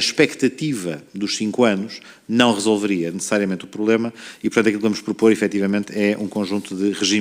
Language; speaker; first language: Portuguese; native; Portuguese